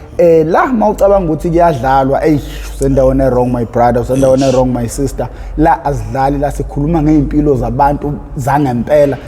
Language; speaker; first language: Zulu; native; Zulu